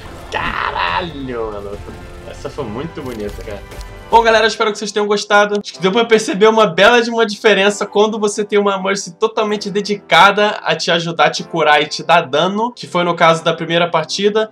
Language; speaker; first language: Portuguese; native; Portuguese